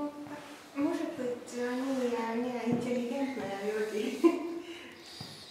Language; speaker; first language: Russian; non-native, local second language; Estonian